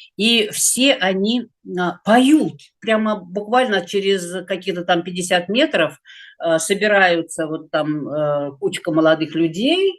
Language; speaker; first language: Russian; native; Russian